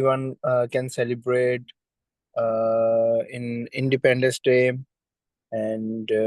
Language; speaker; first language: English; non-native, learner; Urdu